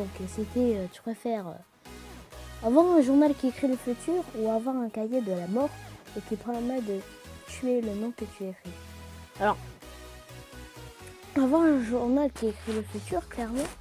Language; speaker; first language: French; native; French